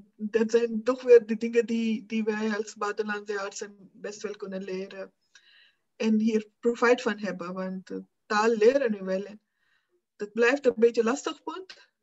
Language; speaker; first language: Dutch; non-native, fluent; Punjabi